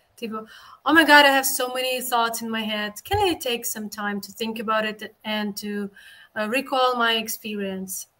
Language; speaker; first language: English; non-native, fluent; Ukrainian